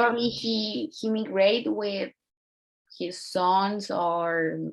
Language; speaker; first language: English; non-native, learner; Spanish